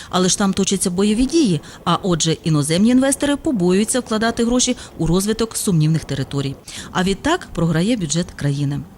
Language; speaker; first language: Ukrainian; native; Ukrainian